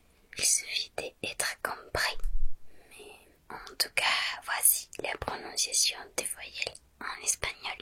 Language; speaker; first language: French; non-native, fluent; Spanish